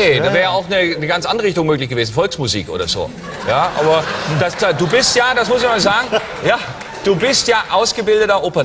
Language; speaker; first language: German; native; German